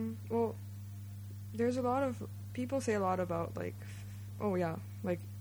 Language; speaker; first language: English; early bilingual, other home language; Japanese